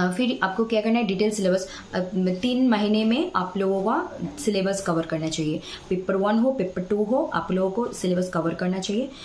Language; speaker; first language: Hindi; non-native, local second language; Bangla